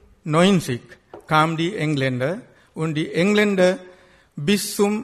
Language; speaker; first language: German; non-native, fluent; Sinhala